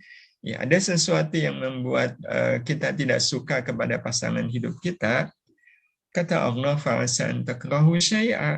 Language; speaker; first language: Indonesian; native; Indonesian